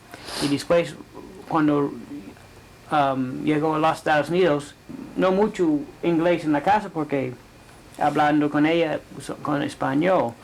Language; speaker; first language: Spanish; non-native, fluent; English